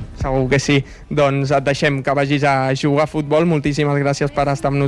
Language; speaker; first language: Catalan; native; Catalan